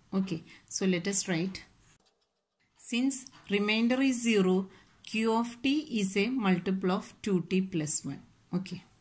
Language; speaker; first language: English; non-native, local second language; Malayalam